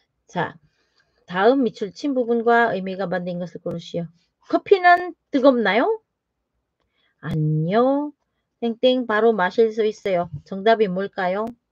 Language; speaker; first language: Korean; non-native, fluent; Filipino